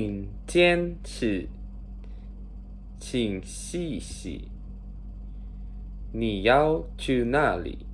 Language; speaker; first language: Chinese; non-native, learner; Indonesian